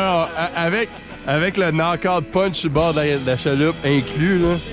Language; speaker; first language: French; native; French